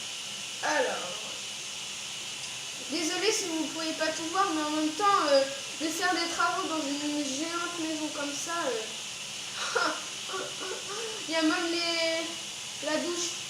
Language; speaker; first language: French; native; French